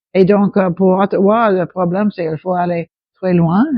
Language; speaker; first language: French; non-native, fluent; English